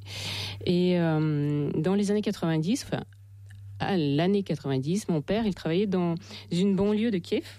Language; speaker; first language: French; non-native, fluent; Russian